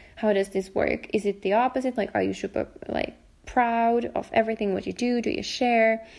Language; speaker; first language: English; non-native, fluent; Finnish